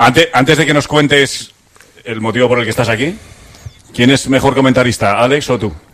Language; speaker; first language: Spanish; native; Spanish